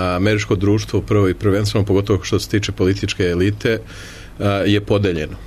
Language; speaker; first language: Serbian; early bilingual, heritage; Serbian